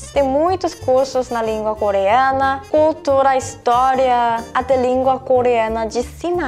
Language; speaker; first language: Portuguese; non-native, fluent; Korean